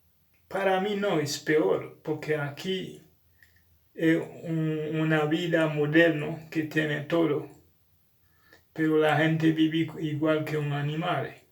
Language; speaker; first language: Spanish; non-native, learner; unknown